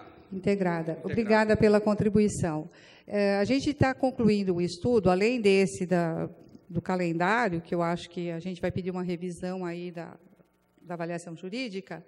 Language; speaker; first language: Portuguese; native; Portuguese